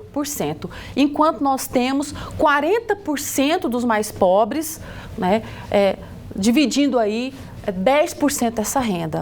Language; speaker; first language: Portuguese; native; Portuguese